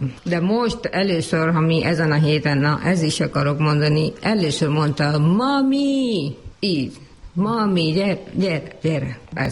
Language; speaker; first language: Hungarian; non-native, learner; Urdu